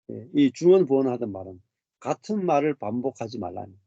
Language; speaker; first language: Korean; native; Korean